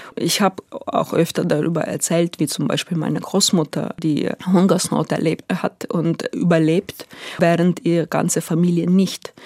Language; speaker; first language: German; non-native, fluent; Ukrainian